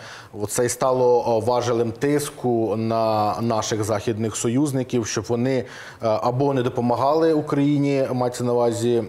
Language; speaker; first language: Ukrainian; native; Ukrainian